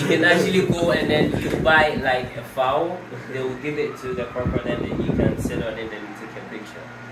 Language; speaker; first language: English; non-native, local second language; Akan